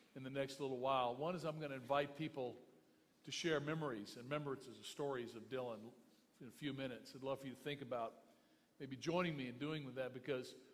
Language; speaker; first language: English; native; English